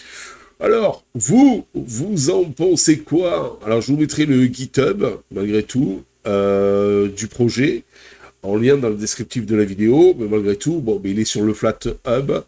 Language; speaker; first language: French; native; French